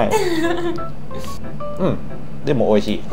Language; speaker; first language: Japanese; non-native, learner; Thai